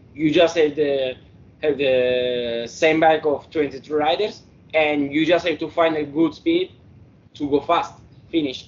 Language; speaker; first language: Norwegian; early bilingual, heritage; Norwegian